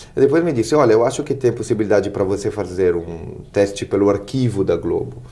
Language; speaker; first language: Portuguese; non-native, fluent; Italian